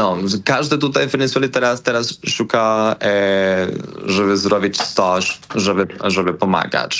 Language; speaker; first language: Polish; non-native, learner; Spanish